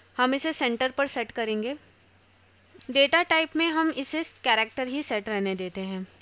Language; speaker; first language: Hindi; native; Hindi